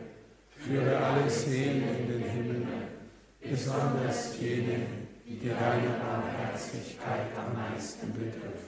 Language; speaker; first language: German; native; German